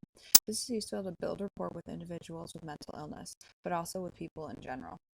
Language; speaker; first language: English; native; English